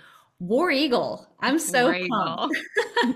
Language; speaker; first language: English; native; English